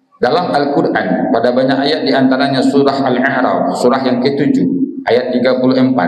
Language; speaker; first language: Malay; non-native, local second language; Minangkabau